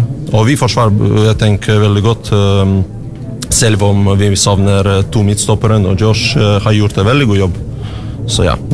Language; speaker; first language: Norwegian; non-native, learner; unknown